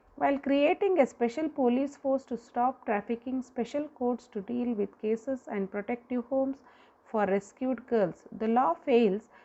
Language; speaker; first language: English; non-native, local second language; Kannada